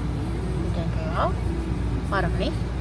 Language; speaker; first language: German; non-native, learner; Indonesian